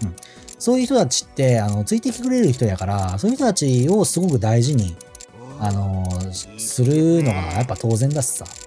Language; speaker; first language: Japanese; native; Japanese